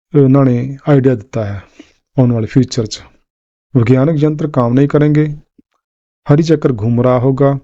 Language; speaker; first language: Hindi; non-native, local second language; Punjabi